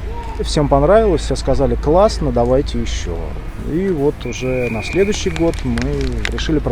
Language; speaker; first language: Russian; native; Russian